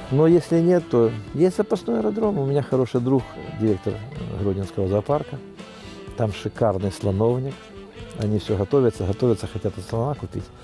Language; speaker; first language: Russian; native; Russian